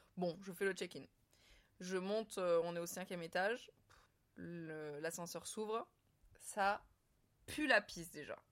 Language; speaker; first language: French; native; French